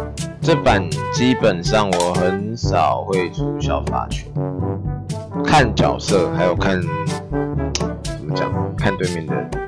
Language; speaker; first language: Chinese; native; Chinese